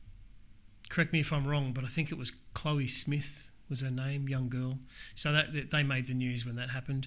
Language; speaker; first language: English; native; English